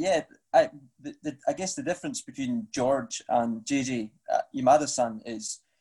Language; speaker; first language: English; native; English